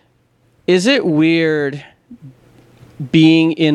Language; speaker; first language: English; native; English